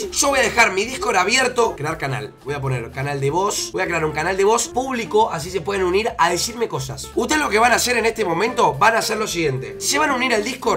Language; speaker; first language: Spanish; native; Spanish